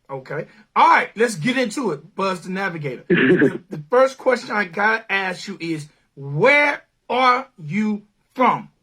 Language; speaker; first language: English; native; English